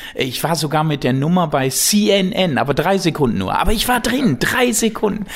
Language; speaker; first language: German; native; German